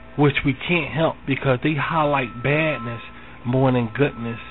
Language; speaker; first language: English; native; English